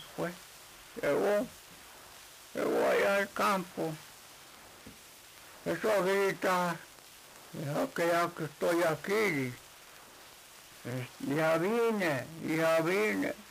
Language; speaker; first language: Spanish; non-native, local second language; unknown